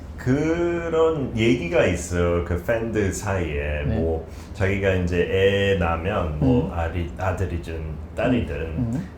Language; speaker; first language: Korean; non-native, fluent; English